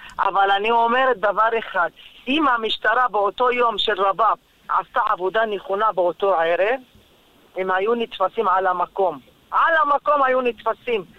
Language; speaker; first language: Hebrew; non-native, local second language; Arabic